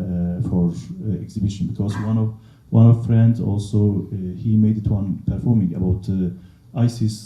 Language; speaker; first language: English; non-native, learner; Kurdish